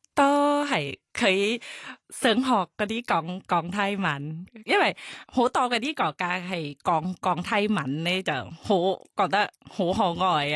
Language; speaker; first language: Cantonese; non-native, fluent; Thai